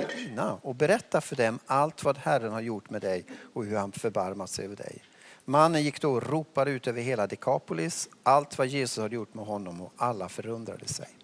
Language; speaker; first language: Swedish; native; Swedish